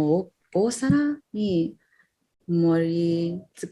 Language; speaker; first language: Japanese; non-native, fluent; English